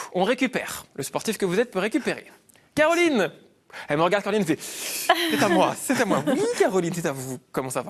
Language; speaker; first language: French; native; French